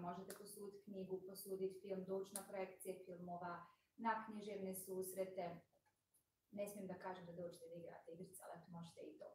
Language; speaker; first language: Bosnian; native; Bosnian